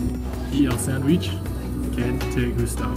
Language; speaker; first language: Spanish; non-native, learner; English